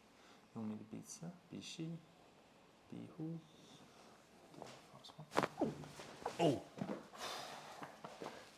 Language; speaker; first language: Chinese; non-native, learner; English